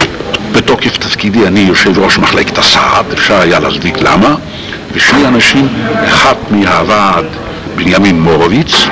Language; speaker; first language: Hebrew; non-native, fluent; Polish